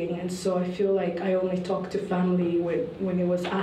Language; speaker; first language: English; non-native, local second language; Kinyarwanda